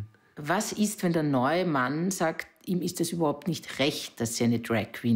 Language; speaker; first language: German; native; German